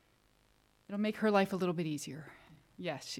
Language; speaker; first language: English; native; English